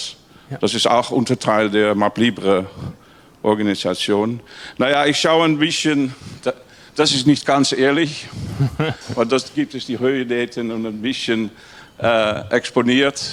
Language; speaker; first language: German; non-native, learner; Dutch